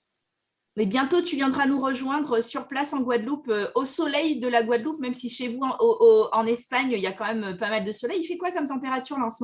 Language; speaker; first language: French; native; French